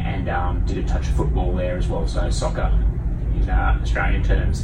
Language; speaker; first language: English; native; English